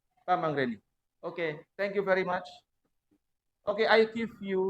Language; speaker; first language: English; non-native, learner; Javanese